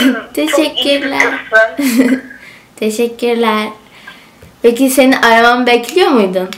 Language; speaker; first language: Turkish; native; Turkish